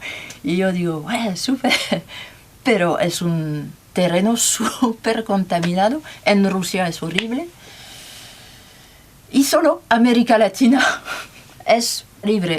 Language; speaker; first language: Spanish; non-native, learner; French